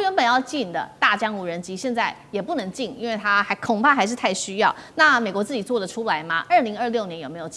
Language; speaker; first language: Chinese; native; Chinese